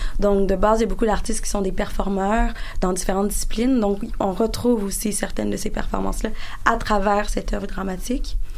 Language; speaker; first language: French; native; French